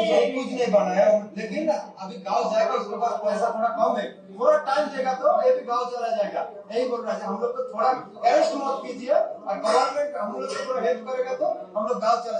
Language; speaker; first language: Hindi; non-native, learner; Bangla